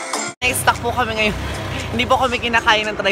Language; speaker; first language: Filipino; native; Filipino